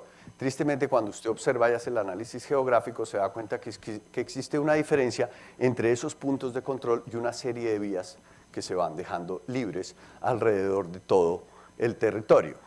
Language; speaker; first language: Spanish; native; Spanish